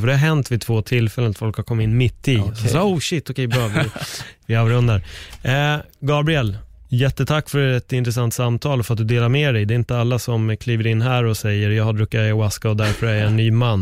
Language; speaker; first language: Swedish; native; Swedish